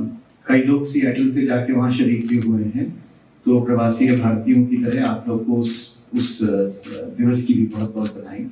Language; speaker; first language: Hindi; native; Hindi